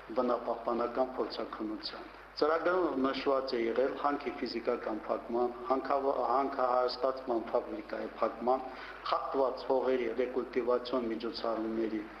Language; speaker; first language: Armenian; native; Armenian